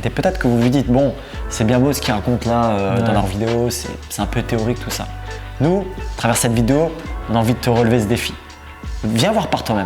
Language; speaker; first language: French; native; French